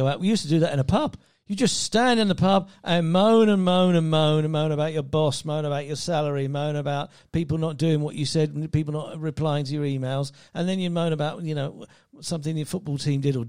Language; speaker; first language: English; native; English